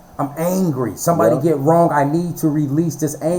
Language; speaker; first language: English; native; English